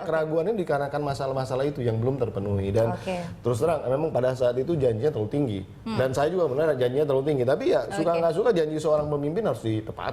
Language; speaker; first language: Indonesian; native; Indonesian